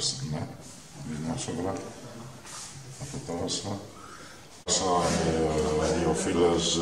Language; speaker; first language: Greek; non-native, learner; Dutch